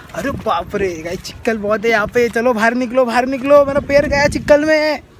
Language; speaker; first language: Hindi; non-native, local second language; Marathi